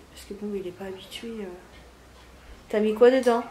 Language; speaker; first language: French; native; French